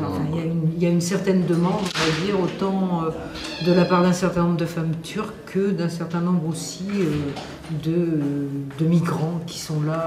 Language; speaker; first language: French; native; French